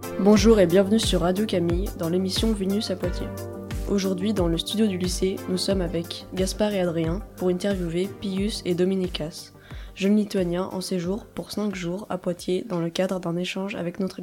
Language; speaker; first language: French; native; French